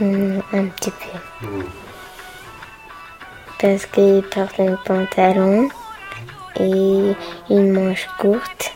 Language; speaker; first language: French; early bilingual, other home language; Pashto